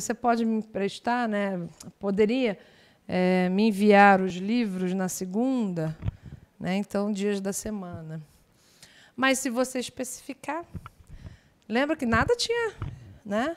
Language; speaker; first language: Portuguese; native; Portuguese